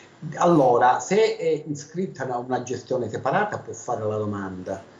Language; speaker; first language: Italian; native; Italian